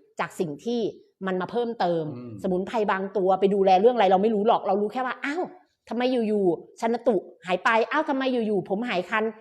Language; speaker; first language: Thai; native; Thai